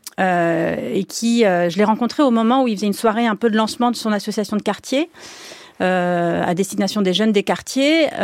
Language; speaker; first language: French; native; French